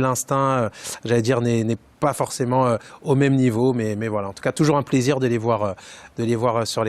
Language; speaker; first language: French; native; French